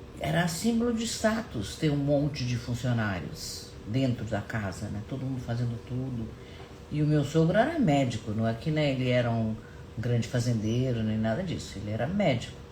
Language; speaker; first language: Portuguese; non-native, fluent; German